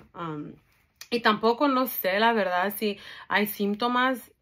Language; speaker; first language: Spanish; early bilingual, heritage; Spanish